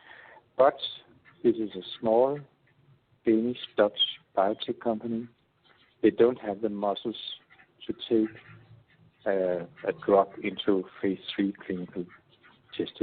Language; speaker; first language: English; non-native, fluent; Danish